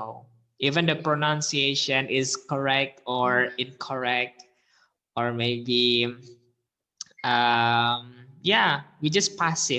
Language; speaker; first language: English; non-native, fluent; Indonesian